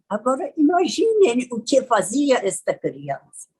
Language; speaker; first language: Portuguese; non-native, learner; Persian